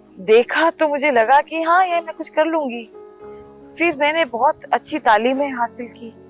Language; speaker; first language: Hindi; native; Hindi